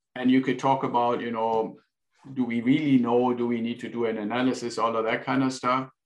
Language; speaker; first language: English; non-native, fluent; German